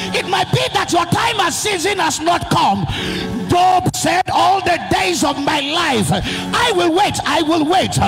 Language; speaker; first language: English; non-native, local second language; Yoruba